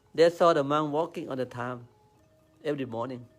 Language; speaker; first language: English; non-native, learner; Thai